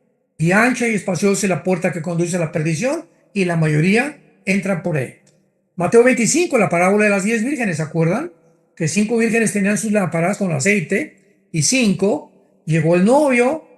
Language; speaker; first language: Spanish; native; Spanish